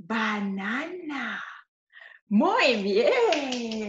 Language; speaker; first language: Spanish; non-native, fluent; English